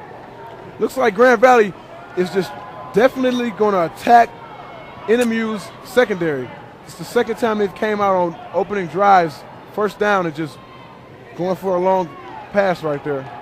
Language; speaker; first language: English; native; English